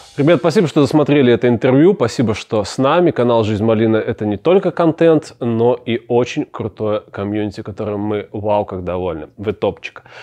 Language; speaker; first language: Russian; native; Russian